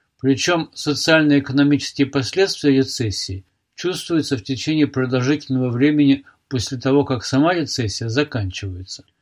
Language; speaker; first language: Russian; native; Russian